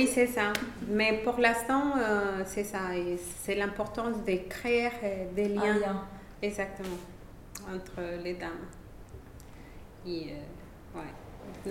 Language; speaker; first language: French; non-native, fluent; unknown